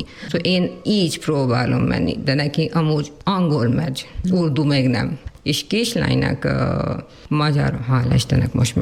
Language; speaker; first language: Hungarian; non-native, learner; Urdu